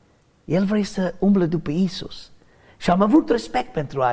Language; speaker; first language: Romanian; non-native, learner; English